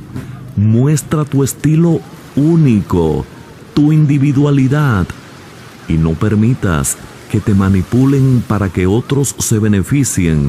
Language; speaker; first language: Spanish; native; Spanish